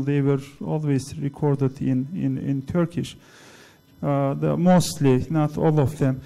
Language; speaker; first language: English; non-native, fluent; Turkish